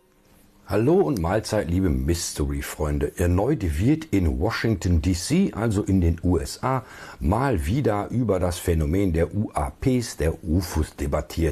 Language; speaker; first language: German; native; German